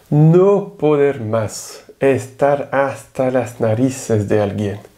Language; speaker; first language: Spanish; non-native, fluent; French